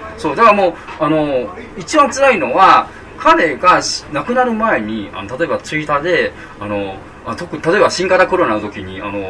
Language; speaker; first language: Japanese; non-native, fluent; Chinese